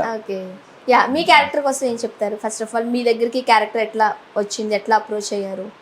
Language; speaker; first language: Telugu; native; Telugu